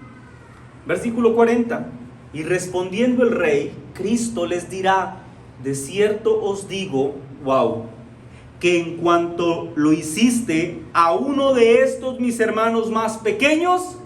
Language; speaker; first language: Spanish; native; Spanish